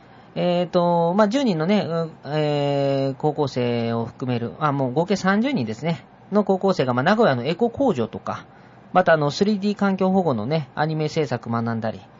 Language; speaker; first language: Japanese; native; Japanese